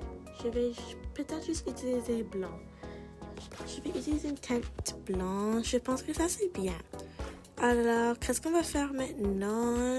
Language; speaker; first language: French; non-native, learner; English